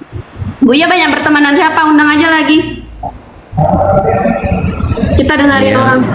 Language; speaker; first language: Indonesian; native; Indonesian